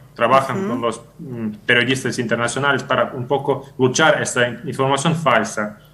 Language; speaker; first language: Spanish; non-native, fluent; Ukrainian